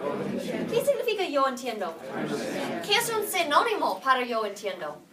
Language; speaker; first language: Spanish; non-native, fluent; English